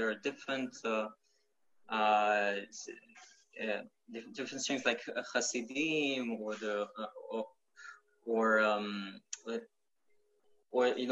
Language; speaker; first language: English; non-native, fluent; Ukrainian